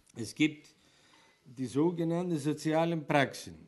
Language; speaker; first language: German; non-native, fluent; Greek